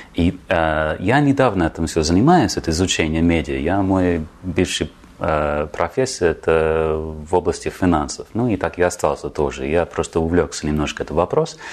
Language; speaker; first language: Russian; non-native, fluent; English